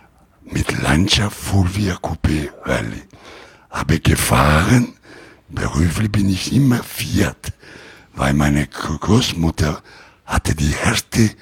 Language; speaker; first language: German; non-native, learner; Italian